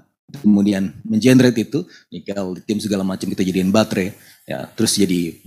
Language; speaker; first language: Indonesian; native; Indonesian